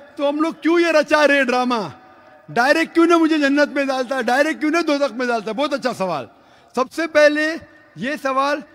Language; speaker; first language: Hindi; non-native, local second language; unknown